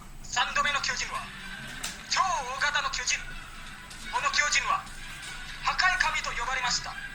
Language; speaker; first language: Japanese; non-native, learner; Indonesian